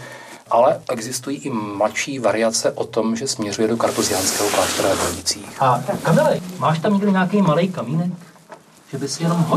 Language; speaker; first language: Czech; native; Czech